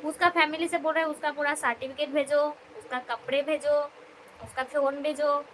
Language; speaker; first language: Hindi; non-native, local second language; Bangla